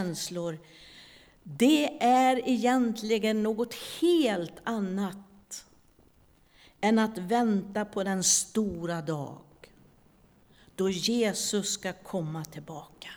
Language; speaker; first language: Swedish; native; Swedish